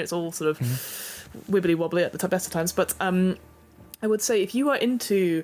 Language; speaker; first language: English; native; English